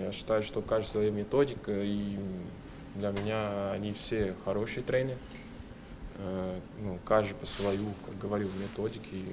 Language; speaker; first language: Russian; non-native, fluent; Portuguese